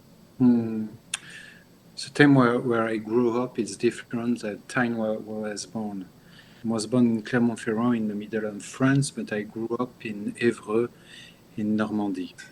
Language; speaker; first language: English; non-native, learner; French